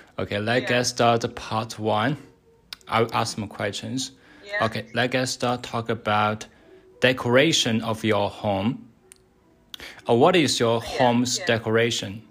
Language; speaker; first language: English; non-native, learner; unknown